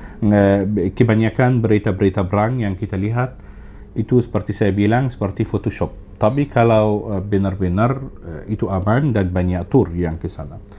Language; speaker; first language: Indonesian; non-native, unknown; Arabic